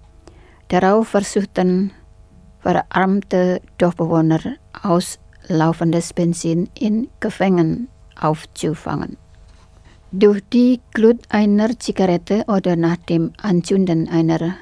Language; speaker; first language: German; non-native, fluent; Indonesian